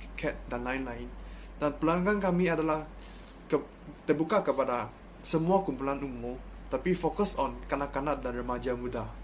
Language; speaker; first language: Malay; non-native, local second language; Chinese